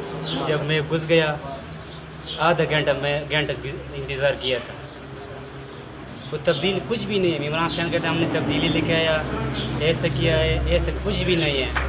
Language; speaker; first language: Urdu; non-native, local second language; Pashto